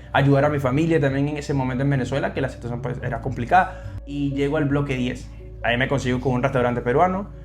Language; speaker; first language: Spanish; native; Spanish